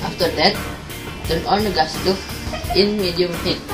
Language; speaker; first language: English; non-native, learner; Indonesian